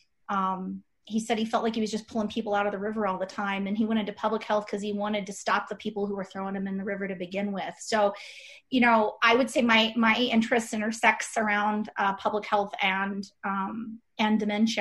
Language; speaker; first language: English; native; English